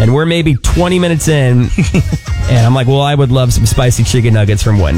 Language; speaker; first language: English; native; English